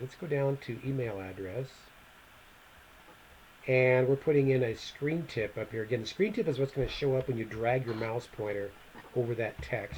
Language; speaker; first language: English; native; English